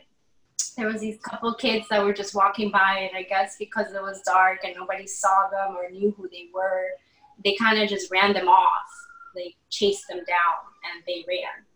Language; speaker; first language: English; native; English